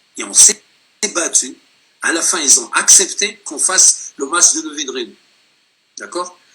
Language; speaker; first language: French; non-native, local second language; Arabic